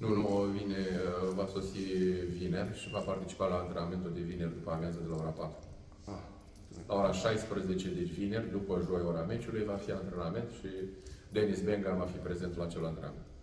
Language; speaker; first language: Romanian; native; Romanian